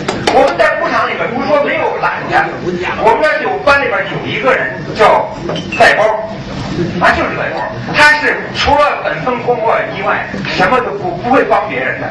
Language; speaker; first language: Chinese; early bilingual, other home language; English